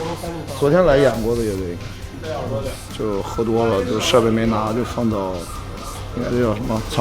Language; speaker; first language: Chinese; native; Chinese